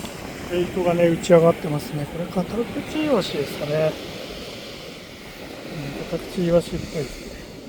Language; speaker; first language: Japanese; native; Japanese